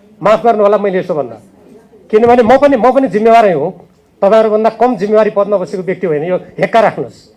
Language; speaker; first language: Nepali; native; Nepali